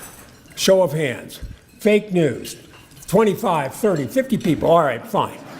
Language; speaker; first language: English; native; English